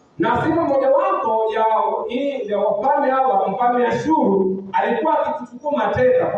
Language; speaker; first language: Swahili; non-native, local second language; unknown